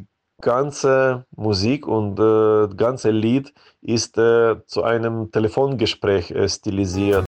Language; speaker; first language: German; non-native, fluent; Ukrainian